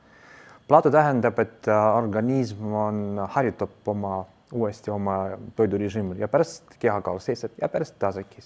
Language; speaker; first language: Estonian; non-native, learner; Russian